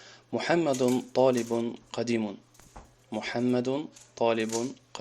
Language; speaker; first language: Arabic; non-native, fluent; Tajik